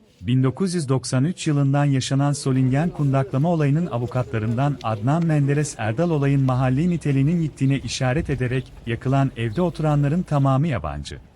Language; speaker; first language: Turkish; native; Turkish